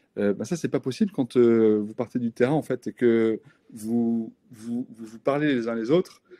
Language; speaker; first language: French; native; French